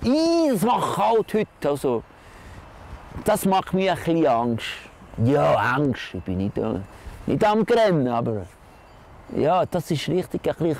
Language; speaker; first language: German; non-native, local second language; French